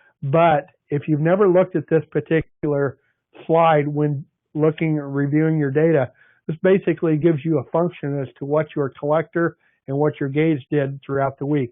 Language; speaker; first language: English; native; English